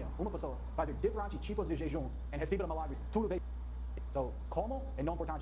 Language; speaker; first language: Portuguese; non-native, learner; English